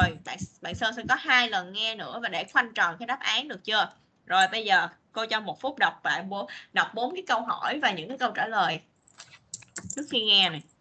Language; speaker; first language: Vietnamese; native; Vietnamese